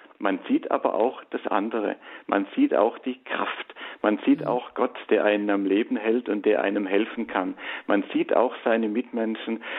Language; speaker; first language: German; native; German